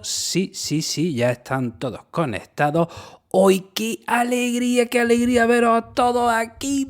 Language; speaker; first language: Spanish; native; Spanish